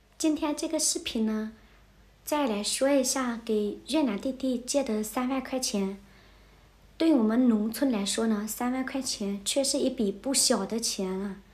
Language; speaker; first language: Chinese; non-native, fluent; Vietnamese